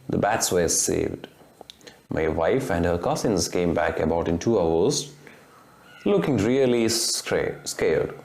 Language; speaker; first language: English; non-native, local second language; Malayalam